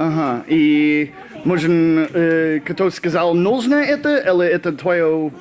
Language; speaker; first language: Russian; non-native, learner; English